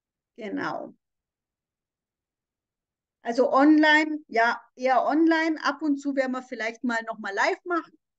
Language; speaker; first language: German; native; German